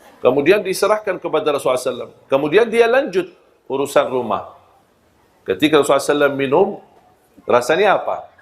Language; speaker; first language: Malay; non-native, fluent; Arabic